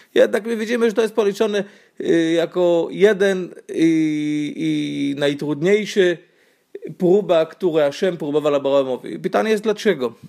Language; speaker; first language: Polish; non-native, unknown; Hebrew